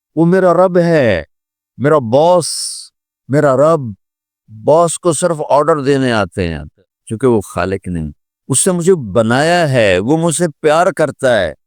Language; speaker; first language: Urdu; non-native, local second language; Punjabi